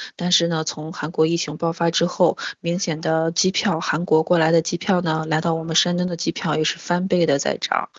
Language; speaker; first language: Chinese; native; Chinese